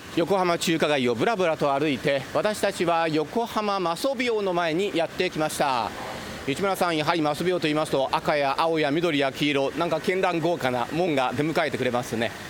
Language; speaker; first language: Japanese; native; Japanese